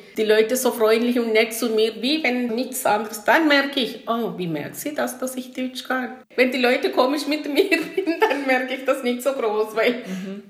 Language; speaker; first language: German; non-native, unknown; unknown